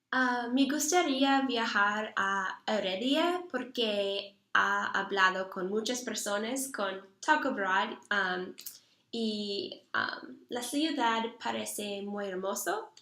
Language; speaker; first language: Spanish; non-native, learner; English